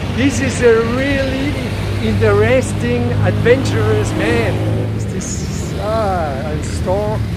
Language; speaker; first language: English; non-native, fluent; German